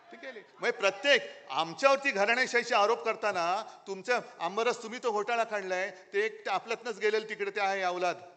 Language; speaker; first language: Marathi; native; Marathi